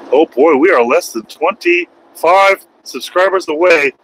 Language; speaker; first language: English; native; English